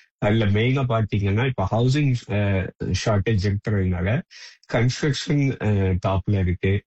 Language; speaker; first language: Tamil; native; Tamil